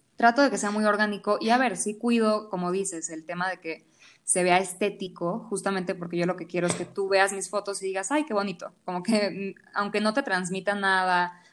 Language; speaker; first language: Spanish; native; Spanish